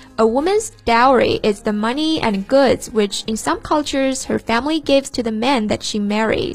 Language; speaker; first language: English; non-native, fluent; Chinese